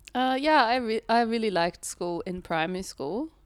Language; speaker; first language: English; non-native, fluent; German